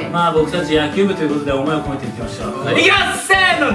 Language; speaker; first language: Japanese; native; Japanese